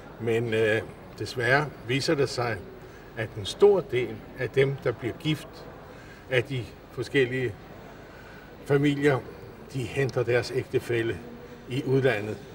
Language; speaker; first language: Danish; native; Danish